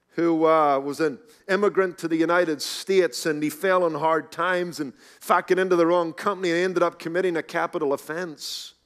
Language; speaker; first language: English; native; English